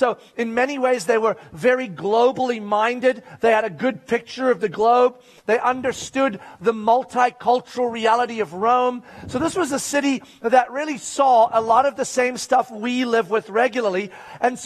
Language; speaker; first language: English; native; English